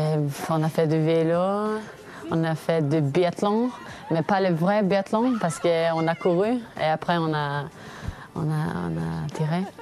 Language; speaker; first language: French; non-native, fluent; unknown